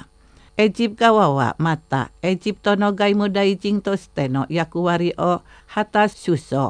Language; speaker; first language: Japanese; non-native, fluent; Indonesian